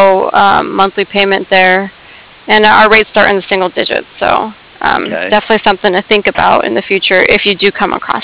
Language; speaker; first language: English; native; English